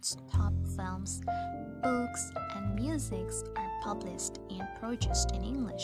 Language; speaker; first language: English; non-native, fluent; Indonesian